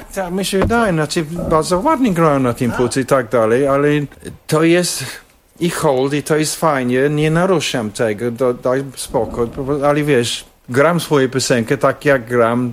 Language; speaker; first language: Polish; non-native, fluent; English